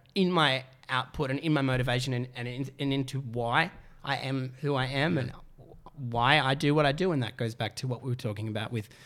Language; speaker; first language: English; native; English